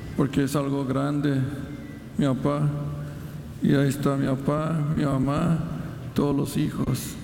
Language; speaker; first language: Spanish; early bilingual, heritage; Spanish